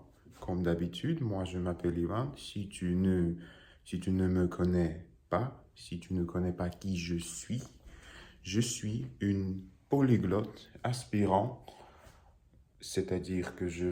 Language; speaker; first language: French; non-native, learner; Russian